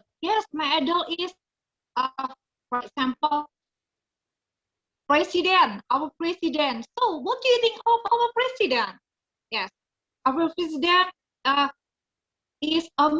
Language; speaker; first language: English; non-native, learner; Indonesian